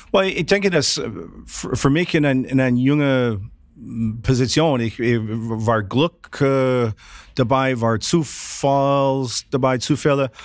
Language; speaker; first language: German; non-native, fluent; English